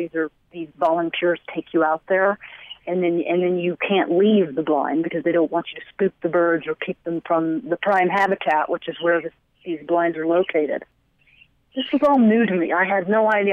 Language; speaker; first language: English; native; English